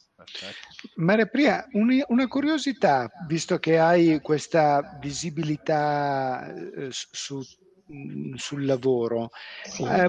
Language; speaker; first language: Italian; native; Italian